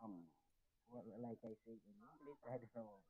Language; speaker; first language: English; non-native, learner; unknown